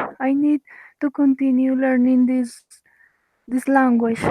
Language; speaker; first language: English; non-native, learner; Spanish